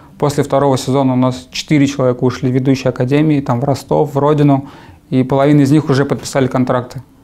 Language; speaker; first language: Russian; native; Russian